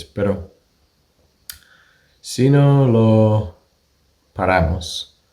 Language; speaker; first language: Spanish; non-native, fluent; English